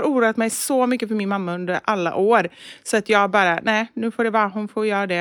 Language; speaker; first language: Swedish; native; Swedish